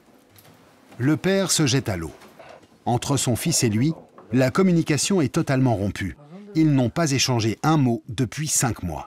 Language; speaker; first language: French; native; French